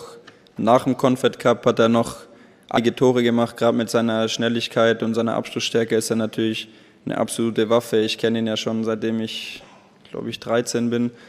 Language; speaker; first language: German; native; German